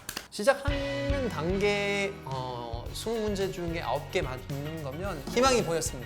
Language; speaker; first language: Korean; non-native, fluent; French